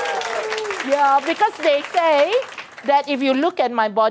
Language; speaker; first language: English; non-native, local second language; Min Nan Chinese